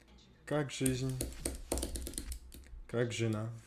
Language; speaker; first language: Russian; non-native, learner; English